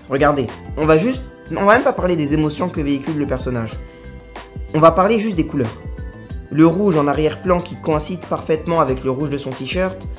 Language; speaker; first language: French; native; French